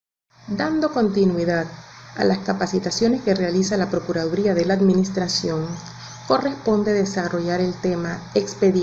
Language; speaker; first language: Spanish; native; Spanish